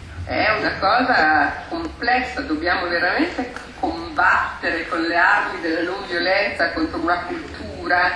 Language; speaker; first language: Italian; native; Italian